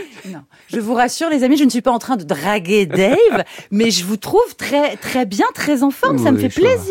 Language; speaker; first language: French; native; French